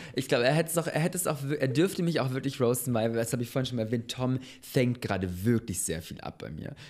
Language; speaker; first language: German; early bilingual, other home language; Bosnian